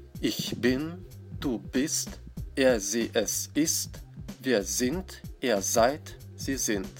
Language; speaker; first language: German; non-native, fluent; Russian